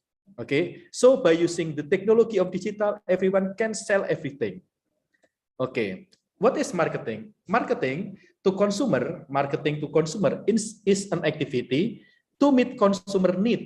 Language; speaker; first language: English; non-native, learner; Indonesian